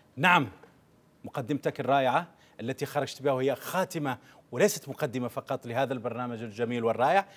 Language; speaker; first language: Arabic; native; Arabic